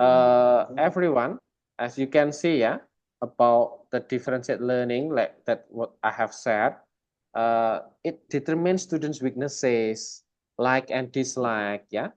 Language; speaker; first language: English; non-native, fluent; Indonesian